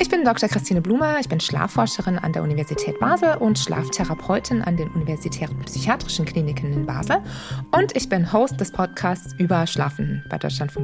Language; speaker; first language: German; native; German